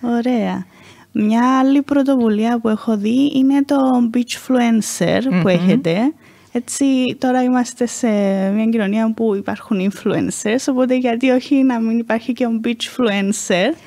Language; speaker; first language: Greek; native; Greek